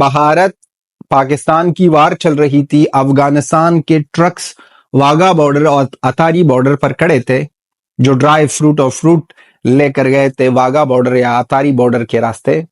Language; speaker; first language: Hindi; non-native, fluent; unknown